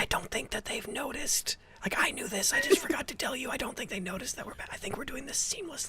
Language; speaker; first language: English; native; English